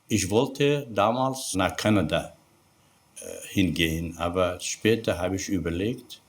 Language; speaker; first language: German; non-native, learner; Kurdish